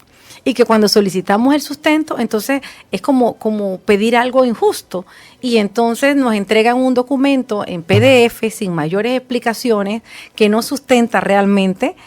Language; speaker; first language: Spanish; native; Spanish